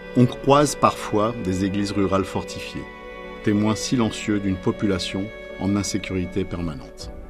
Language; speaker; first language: French; native; French